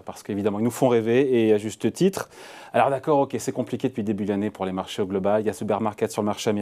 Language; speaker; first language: French; native; French